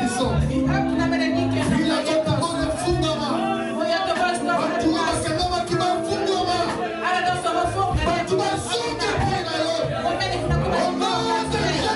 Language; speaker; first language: Swedish; non-native, fluent; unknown